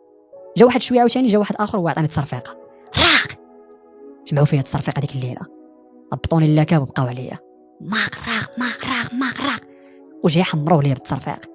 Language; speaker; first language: Arabic; native; Arabic